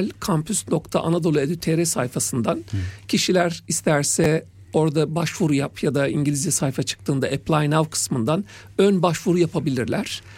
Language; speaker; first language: Turkish; native; Turkish